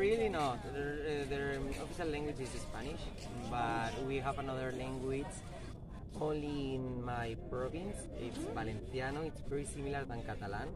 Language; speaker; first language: English; non-native, learner; Spanish